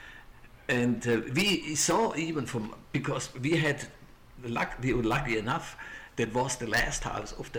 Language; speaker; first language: English; non-native, fluent; German